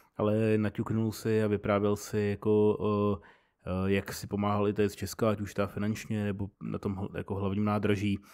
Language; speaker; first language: Czech; native; Czech